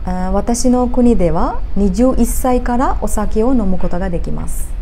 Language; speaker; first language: Japanese; non-native, learner; Sinhala